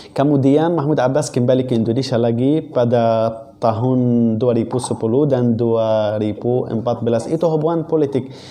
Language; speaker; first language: Indonesian; non-native, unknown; Arabic